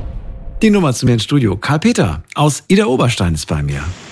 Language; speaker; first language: German; native; German